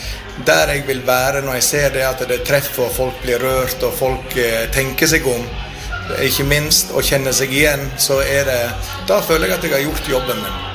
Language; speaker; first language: Norwegian; native; Norwegian